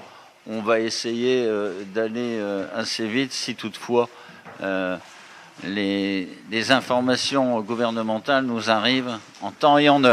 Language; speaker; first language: French; native; French